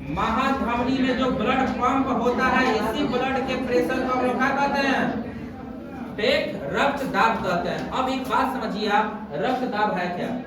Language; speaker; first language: Hindi; native; Hindi